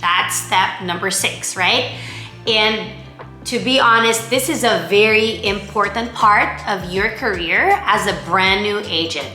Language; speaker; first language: English; non-native, local second language; Filipino